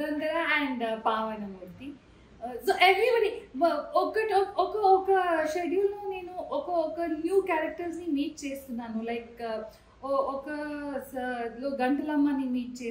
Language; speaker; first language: Telugu; non-native, learner; Kannada